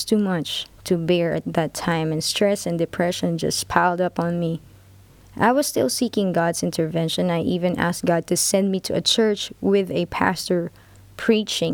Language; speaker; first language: English; non-native, local second language; Filipino